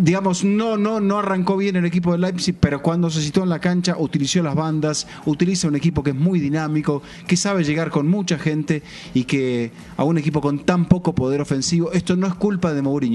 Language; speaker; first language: Spanish; native; Spanish